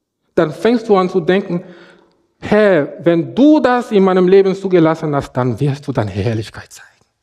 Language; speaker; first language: German; non-native, fluent; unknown